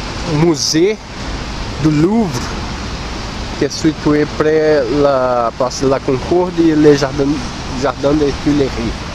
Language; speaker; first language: French; non-native, learner; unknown